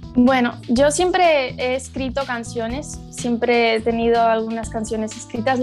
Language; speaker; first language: Spanish; early bilingual, other home language; Portuguese